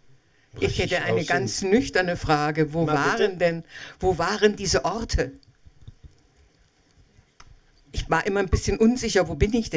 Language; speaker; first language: German; native; German